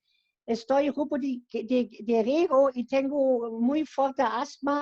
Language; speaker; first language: Spanish; non-native, fluent; German